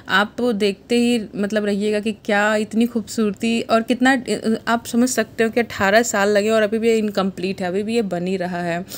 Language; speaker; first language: Hindi; native; Hindi